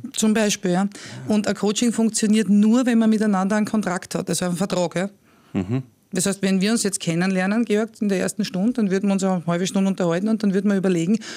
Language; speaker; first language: German; native; German